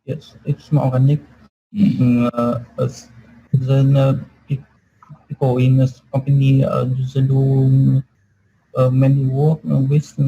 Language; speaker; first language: English; non-native, learner; Vietnamese